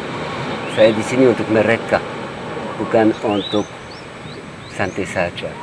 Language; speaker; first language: Indonesian; non-native, fluent; French